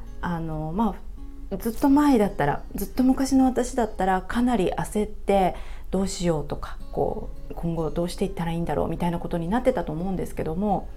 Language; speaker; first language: Japanese; native; Japanese